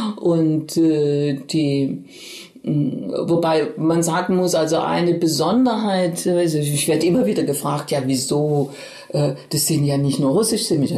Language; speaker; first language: German; native; German